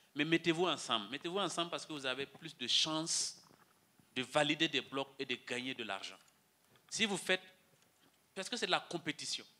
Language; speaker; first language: French; non-native, local second language; Mossi